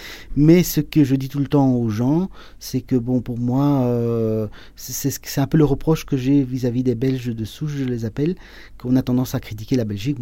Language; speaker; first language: French; early bilingual, other home language; Spanish